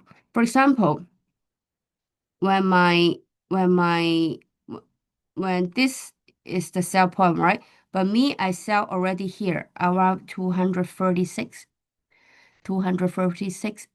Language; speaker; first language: English; non-native, fluent; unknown